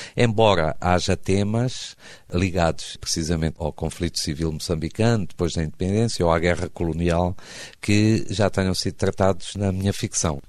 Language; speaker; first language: Portuguese; native; Portuguese